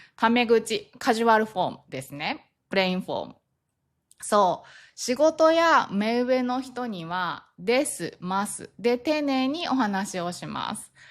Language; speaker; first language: Japanese; native; Japanese